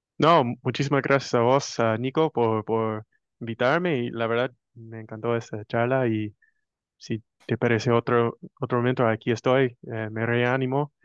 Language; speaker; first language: Spanish; non-native, fluent; English